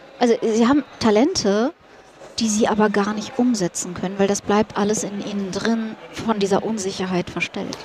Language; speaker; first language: German; early bilingual, other home language; Russian